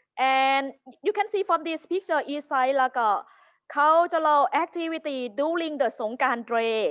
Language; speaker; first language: English; non-native, fluent; Thai